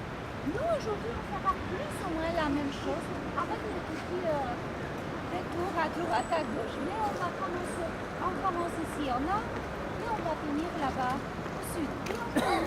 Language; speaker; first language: French; non-native, fluent; Polish